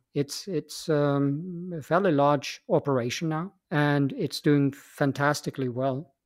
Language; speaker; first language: English; non-native, fluent; Swedish